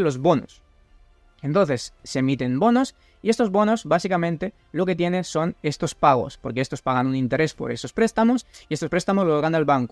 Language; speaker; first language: Spanish; native; Spanish